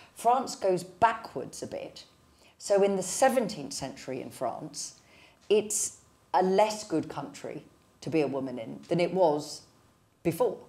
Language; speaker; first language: English; native; English